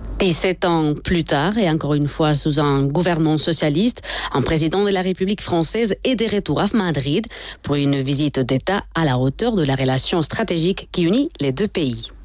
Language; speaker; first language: French; non-native, fluent; Spanish